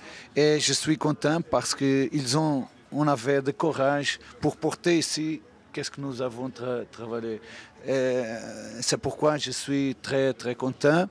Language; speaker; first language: French; non-native, learner; Portuguese